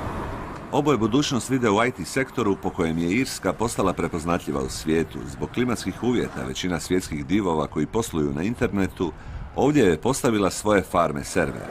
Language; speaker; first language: Croatian; native; Croatian